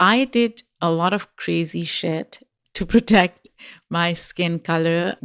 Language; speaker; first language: English; non-native, local second language; Urdu